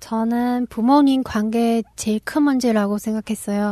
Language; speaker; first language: Korean; non-native, learner; Chinese